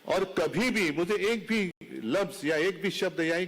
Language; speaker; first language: Hindi; non-native, local second language; Marathi